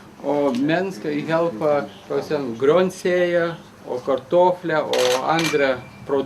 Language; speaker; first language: Swedish; non-native, learner; Lithuanian